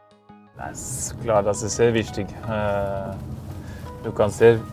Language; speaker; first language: German; non-native, fluent; Norwegian